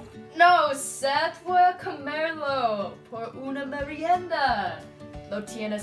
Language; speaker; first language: Spanish; non-native, learner; English